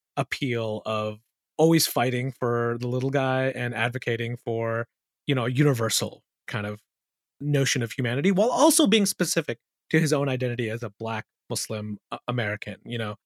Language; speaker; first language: English; early bilingual, other home language; Urdu